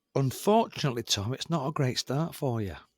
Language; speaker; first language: English; native; English